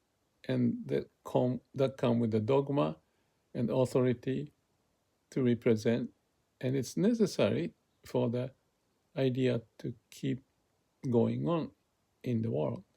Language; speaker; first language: English; non-native, fluent; Japanese